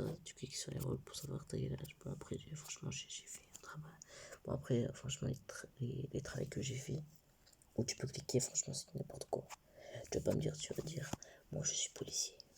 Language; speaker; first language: French; native; French